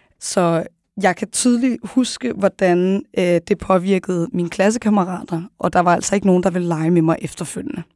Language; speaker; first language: Danish; early bilingual, other home language; Arabic